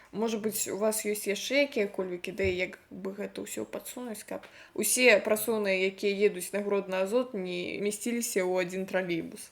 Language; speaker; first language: Belarusian; non-native, local second language; Russian